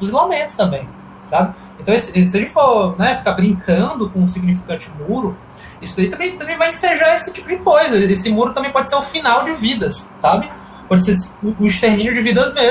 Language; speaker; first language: Portuguese; native; Portuguese